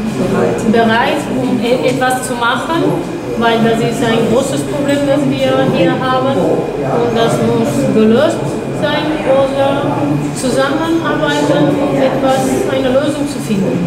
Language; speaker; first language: German; non-native, fluent; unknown